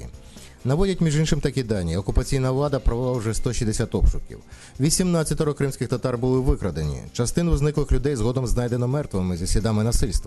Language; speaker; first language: Ukrainian; native; Ukrainian